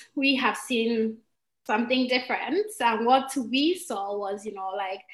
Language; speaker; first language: English; non-native, local second language; Igbo